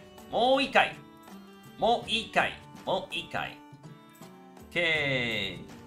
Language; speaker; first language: Japanese; non-native, learner; Spanish